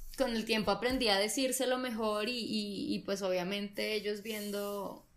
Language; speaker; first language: Spanish; native; Spanish